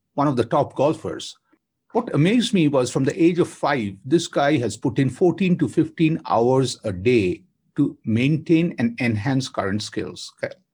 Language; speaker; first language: English; non-native, local second language; Bangla